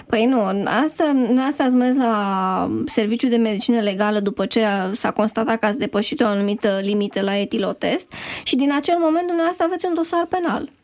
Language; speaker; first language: Romanian; native; Romanian